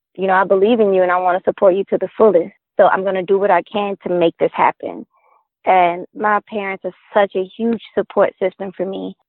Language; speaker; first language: English; native; English